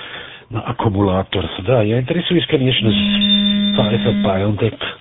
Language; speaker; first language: Russian; non-native, learner; German